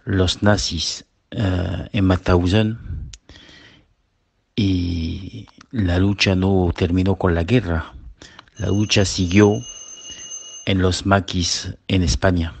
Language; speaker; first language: Spanish; early bilingual, heritage; Spanish